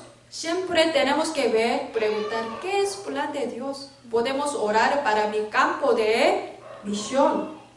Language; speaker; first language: Spanish; non-native, learner; Korean